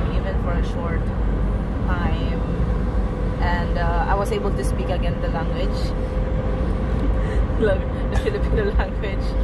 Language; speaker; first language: English; non-native, local second language; Bikol